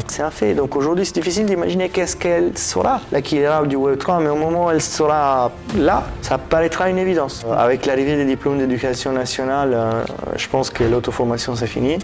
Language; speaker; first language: French; non-native, fluent; Italian